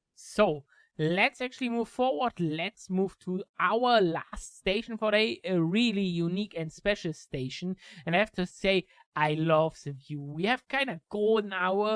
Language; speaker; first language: English; non-native, fluent; German